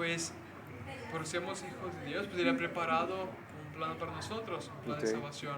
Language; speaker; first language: Spanish; native; Spanish